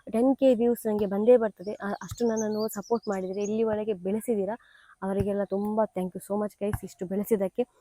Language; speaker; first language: Kannada; non-native, local second language; Tulu